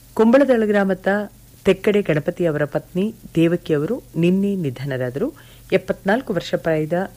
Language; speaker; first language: Kannada; non-native, local second language; Kodava